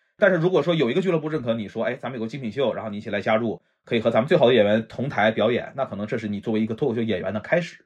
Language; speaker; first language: Chinese; native; Chinese